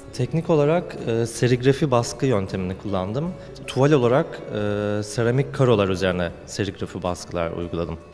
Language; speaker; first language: Turkish; native; Turkish